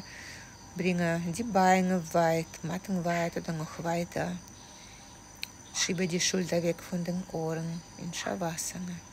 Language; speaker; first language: German; non-native, fluent; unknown